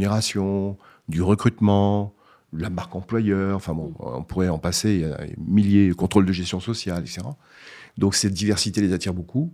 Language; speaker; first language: French; native; French